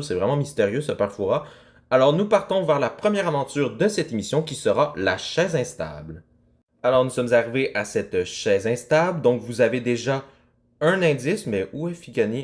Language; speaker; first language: French; native; French